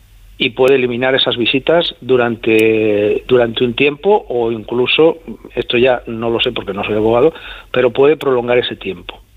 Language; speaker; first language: Spanish; native; Spanish